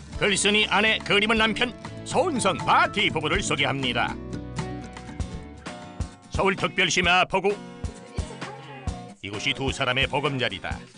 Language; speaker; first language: Korean; native; Korean